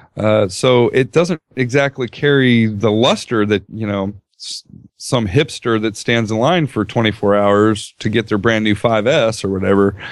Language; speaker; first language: English; native; English